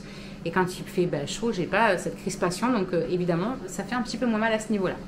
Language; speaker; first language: French; native; French